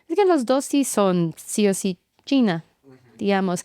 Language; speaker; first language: Spanish; non-native, fluent; Chinese